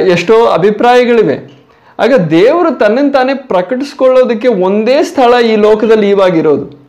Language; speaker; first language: Kannada; non-native, local second language; Malayalam